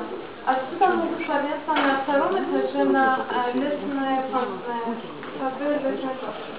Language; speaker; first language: Russian; non-native, learner; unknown